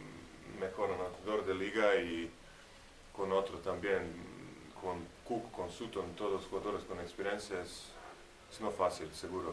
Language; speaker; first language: Spanish; non-native, learner; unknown